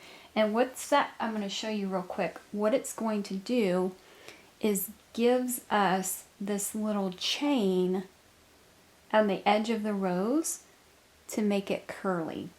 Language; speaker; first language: English; native; English